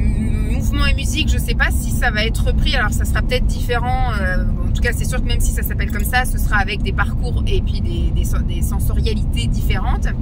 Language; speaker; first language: French; native; French